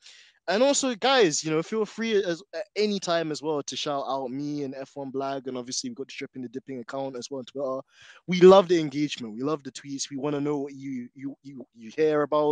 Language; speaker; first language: English; native; English